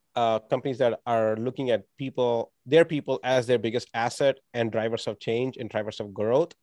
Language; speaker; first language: English; non-native, local second language; Tamil